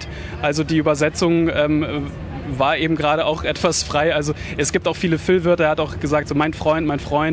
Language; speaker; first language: German; native; German